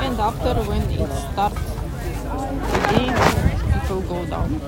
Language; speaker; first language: English; non-native, learner; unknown